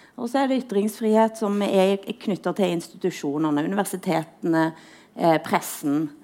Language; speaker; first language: Norwegian; native; Norwegian